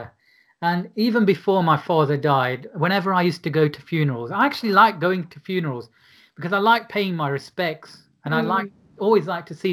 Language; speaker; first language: English; native; English